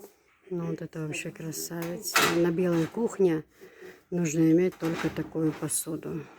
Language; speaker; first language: Russian; native; Russian